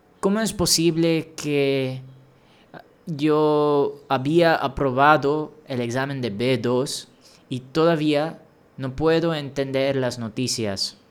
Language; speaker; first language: Spanish; non-native, fluent; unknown